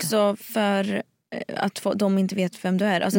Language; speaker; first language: Swedish; native; Swedish